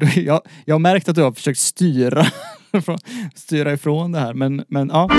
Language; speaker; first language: Swedish; native; Swedish